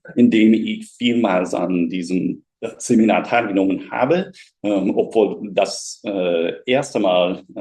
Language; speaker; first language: German; non-native, fluent; English